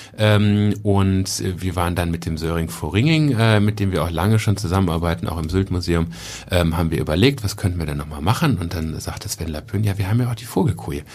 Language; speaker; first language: German; native; German